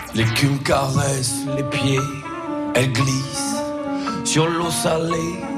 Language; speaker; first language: French; native; French